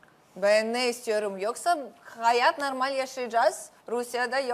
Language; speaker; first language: Turkish; non-native, learner; Russian